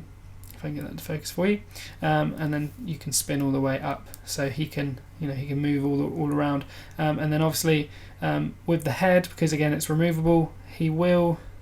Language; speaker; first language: English; native; English